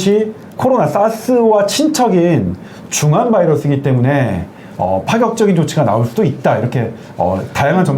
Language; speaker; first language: Korean; native; Korean